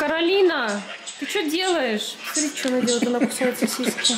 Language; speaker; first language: Russian; native; Russian